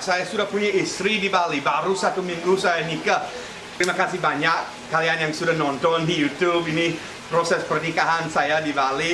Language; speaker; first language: Indonesian; non-native, fluent; Spanish